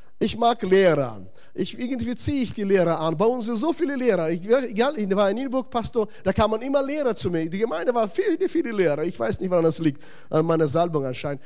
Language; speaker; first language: German; non-native, fluent; Russian